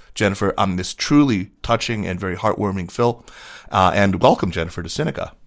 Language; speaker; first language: English; native; English